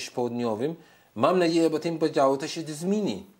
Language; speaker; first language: Polish; non-native, fluent; Arabic